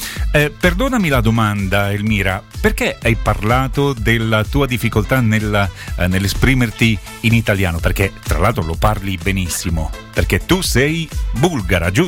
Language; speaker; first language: Italian; native; Italian